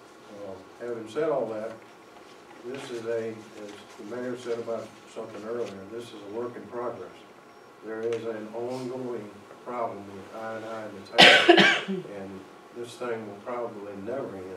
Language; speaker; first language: English; native; English